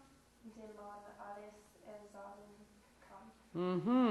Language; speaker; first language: German; non-native, learner; English